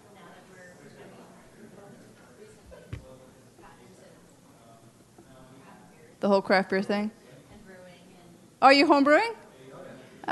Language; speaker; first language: English; native; English